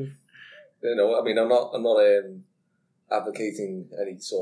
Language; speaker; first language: English; native; English